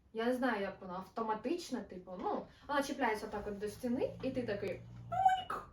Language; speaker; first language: Ukrainian; non-native, local second language; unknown